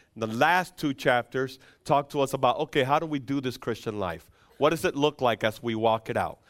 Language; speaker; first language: English; non-native, fluent; Spanish